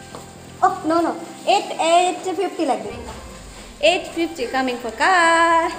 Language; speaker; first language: English; non-native, learner; Hindi